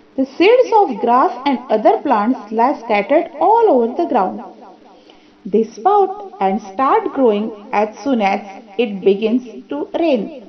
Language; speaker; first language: English; non-native, local second language; Marathi